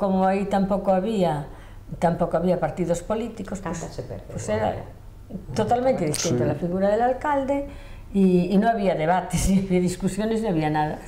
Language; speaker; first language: Spanish; non-native, local second language; Galician